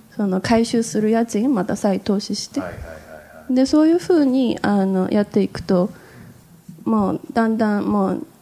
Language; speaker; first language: Japanese; non-native, fluent; Chinese